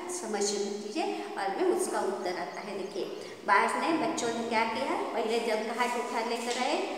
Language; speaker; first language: Hindi; non-native, local second language; Kannada